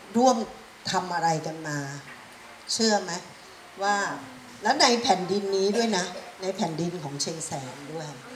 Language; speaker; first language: Thai; native; Thai